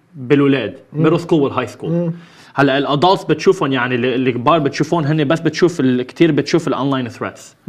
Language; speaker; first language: Arabic; early bilingual, other home language; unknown